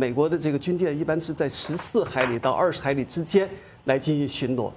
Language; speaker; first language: Chinese; native; Chinese